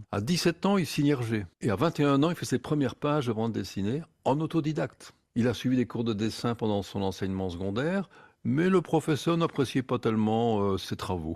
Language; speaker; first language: French; native; French